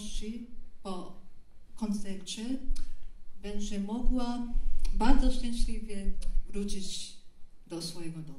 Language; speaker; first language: Polish; non-native, fluent; Japanese